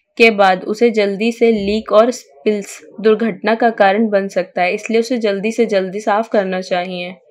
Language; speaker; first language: Hindi; native; Hindi